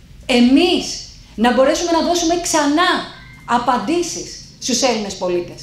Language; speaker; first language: Greek; native; Greek